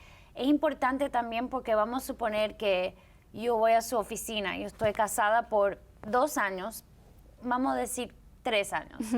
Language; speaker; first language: Spanish; early bilingual, heritage; Spanish